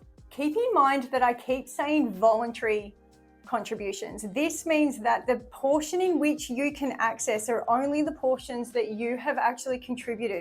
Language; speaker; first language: English; native; English